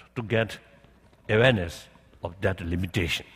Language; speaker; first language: English; non-native, learner; Tibetan